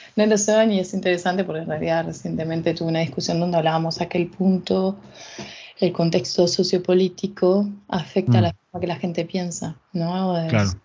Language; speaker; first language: Spanish; native; Spanish